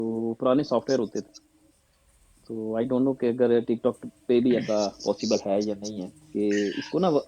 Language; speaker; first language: Urdu; native; Urdu